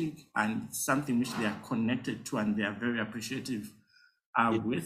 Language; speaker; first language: English; non-native, local second language; Nyanja